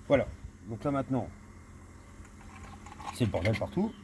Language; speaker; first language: French; native; French